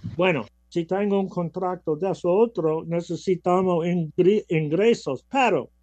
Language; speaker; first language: Spanish; non-native, learner; English